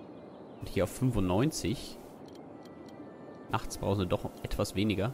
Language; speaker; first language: German; native; German